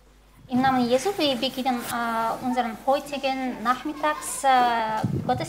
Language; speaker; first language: German; non-native, fluent; Chinese